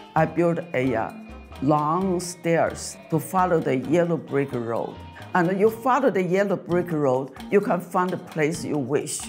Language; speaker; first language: English; non-native, fluent; Chinese